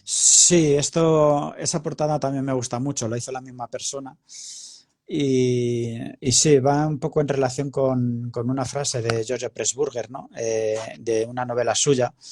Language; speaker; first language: Spanish; native; Spanish